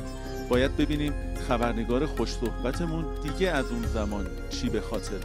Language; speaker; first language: Persian; native; Persian